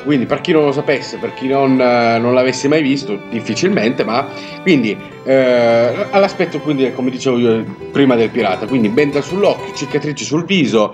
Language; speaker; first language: Italian; native; Italian